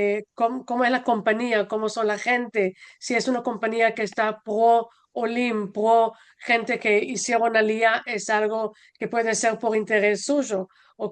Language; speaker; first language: Spanish; non-native, fluent; Hebrew